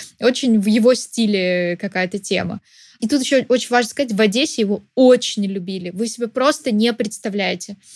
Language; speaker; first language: Russian; native; Russian